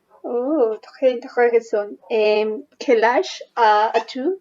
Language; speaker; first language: French; non-native, learner; Spanish